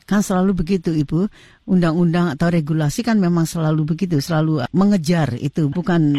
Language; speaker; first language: Indonesian; native; Indonesian